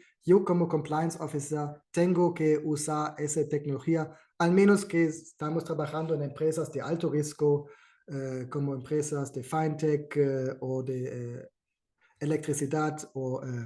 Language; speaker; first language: Spanish; non-native, fluent; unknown